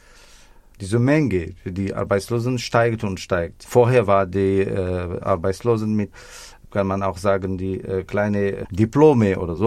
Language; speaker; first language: German; non-native, fluent; Arabic